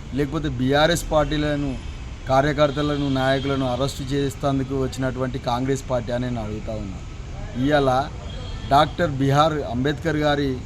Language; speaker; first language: Telugu; native; Telugu